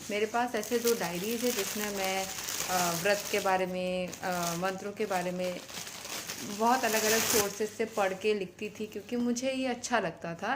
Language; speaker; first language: Hindi; non-native, local second language; Bangla